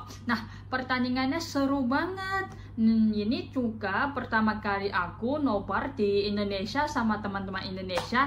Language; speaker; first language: Indonesian; non-native, fluent; Chinese